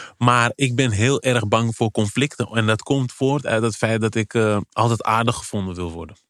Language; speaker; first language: Dutch; early bilingual, other home language; Kabuverdianu